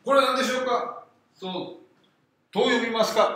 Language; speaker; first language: Japanese; non-native, fluent; Korean